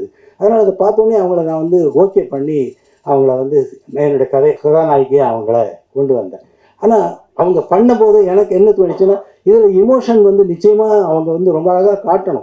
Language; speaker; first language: Tamil; native; Tamil